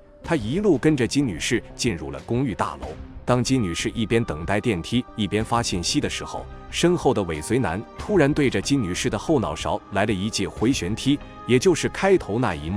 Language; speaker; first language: Chinese; native; Chinese